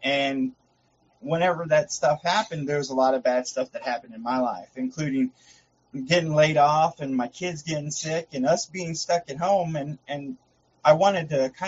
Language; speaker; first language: English; native; English